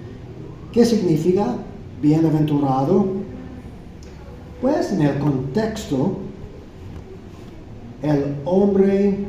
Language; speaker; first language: Spanish; non-native, fluent; English